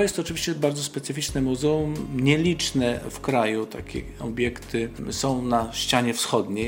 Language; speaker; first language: Polish; native; Polish